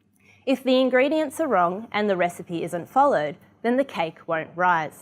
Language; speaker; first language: English; native; English